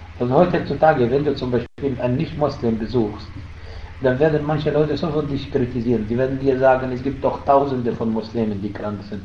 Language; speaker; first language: German; non-native, fluent; Arabic